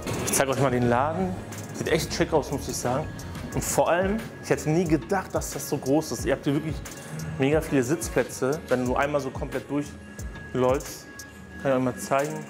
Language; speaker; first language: German; native; German